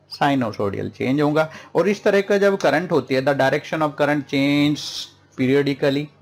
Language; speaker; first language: Hindi; native; Hindi